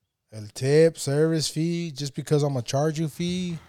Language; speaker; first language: English; early bilingual, other home language; Spanish